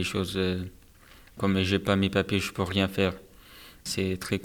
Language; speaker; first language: French; non-native, fluent; Persian